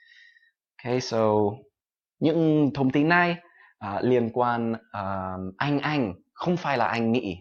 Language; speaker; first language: Vietnamese; non-native, fluent; English